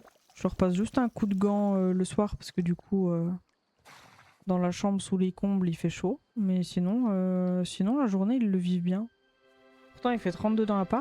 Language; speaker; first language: French; native; French